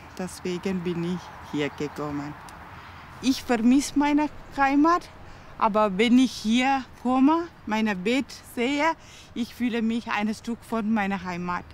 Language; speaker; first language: German; non-native, learner; Tamil